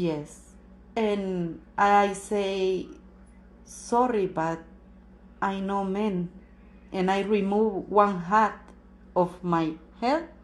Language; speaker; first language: English; non-native, learner; Spanish